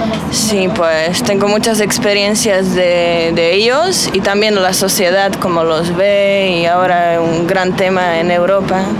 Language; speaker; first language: Spanish; non-native, fluent; Slovak